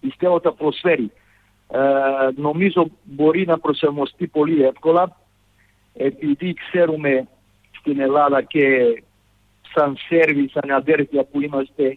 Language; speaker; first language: Greek; non-native, fluent; Serbian